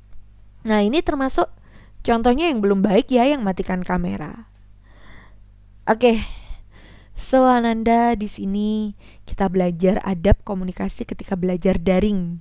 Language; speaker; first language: Indonesian; native; Indonesian